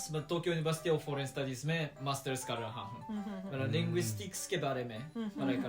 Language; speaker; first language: Hindi; non-native, fluent; Japanese